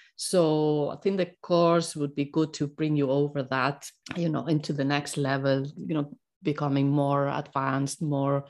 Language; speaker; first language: English; non-native, fluent; Spanish